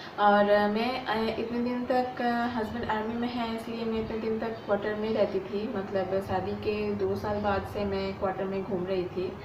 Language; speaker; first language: Hindi; non-native, local second language; Bangla